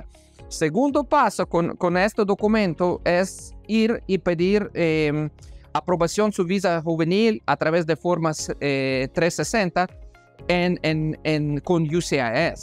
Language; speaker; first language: Spanish; non-native, fluent; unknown